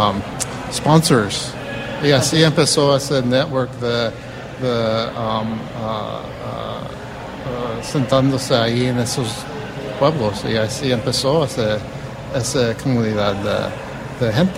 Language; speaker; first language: Spanish; early bilingual, heritage; Spanish